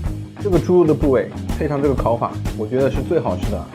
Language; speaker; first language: Chinese; native; Chinese